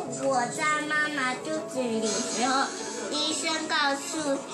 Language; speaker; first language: Chinese; early bilingual, heritage; Chinese